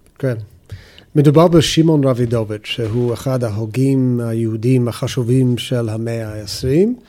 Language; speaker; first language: Hebrew; non-native, fluent; English